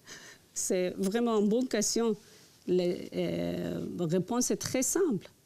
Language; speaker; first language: French; non-native, learner; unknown